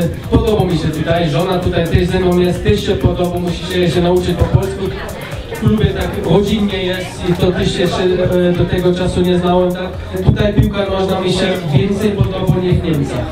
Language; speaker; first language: Polish; early bilingual, heritage; Polish